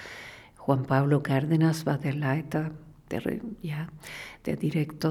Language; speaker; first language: German; non-native, fluent; Spanish